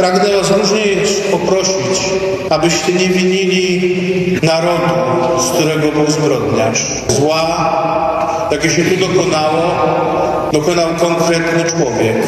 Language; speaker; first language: Polish; native; Polish